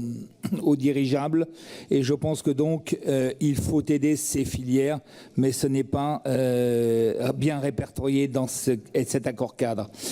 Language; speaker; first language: French; native; French